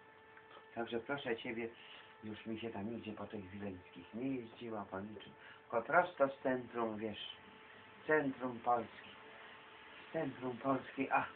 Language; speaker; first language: Polish; native; Polish